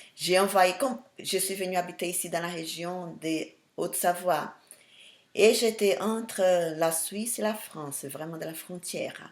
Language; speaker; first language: French; non-native, fluent; Portuguese